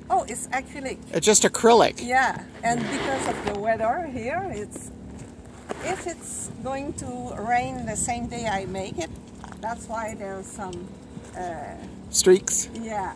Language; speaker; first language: English; non-native, learner; French